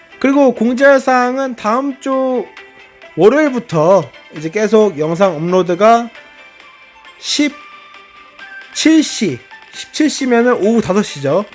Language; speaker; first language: Korean; native; Korean